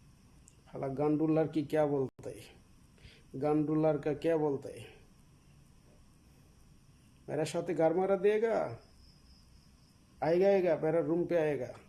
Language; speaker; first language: Hindi; non-native, learner; Bangla